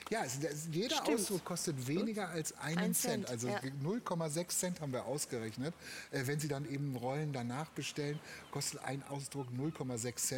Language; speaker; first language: German; native; German